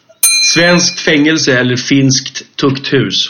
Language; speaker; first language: Swedish; native; Swedish